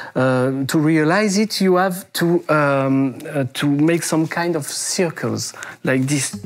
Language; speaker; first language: English; non-native, fluent; French